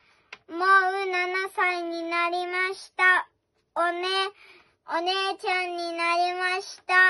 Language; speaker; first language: Japanese; early bilingual, other home language; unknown